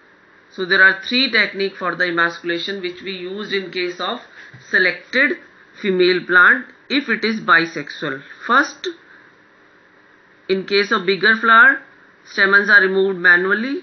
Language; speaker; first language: English; non-native, local second language; Hindi